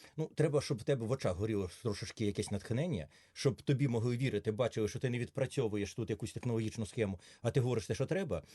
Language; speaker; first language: Ukrainian; native; Ukrainian